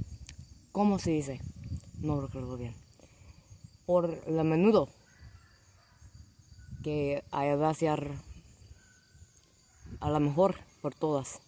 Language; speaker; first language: Spanish; non-native, learner; English